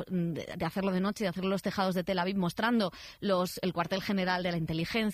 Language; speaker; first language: Spanish; native; Spanish